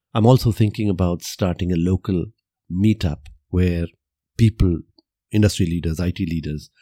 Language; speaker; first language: English; non-native, local second language; Gujarati